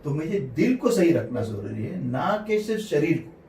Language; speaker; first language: Hindi; non-native, local second language; Marathi